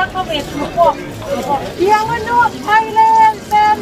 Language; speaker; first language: French; non-native, learner; Thai